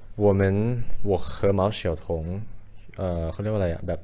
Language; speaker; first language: Chinese; non-native, fluent; Thai